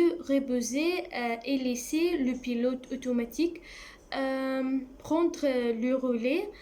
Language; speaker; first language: French; non-native, learner; Arabic